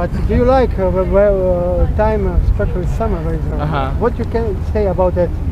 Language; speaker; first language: English; non-native, learner; Croatian